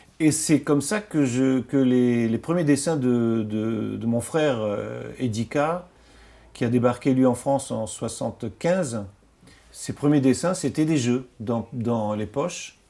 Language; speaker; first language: French; non-native, local second language; Arabic